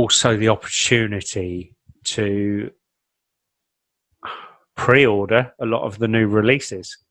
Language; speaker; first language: English; native; English